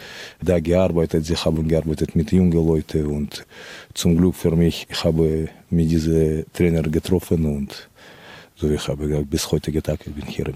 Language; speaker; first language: German; non-native, fluent; Russian